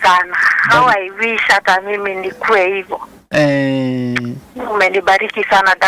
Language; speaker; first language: Swahili; non-native, local second language; Kikuyu